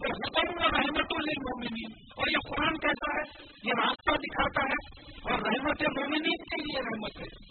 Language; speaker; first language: Urdu; native; Urdu